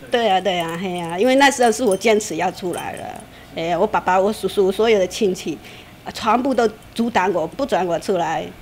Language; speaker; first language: Chinese; native; Chinese